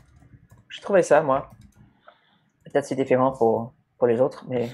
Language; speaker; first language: French; non-native, fluent; English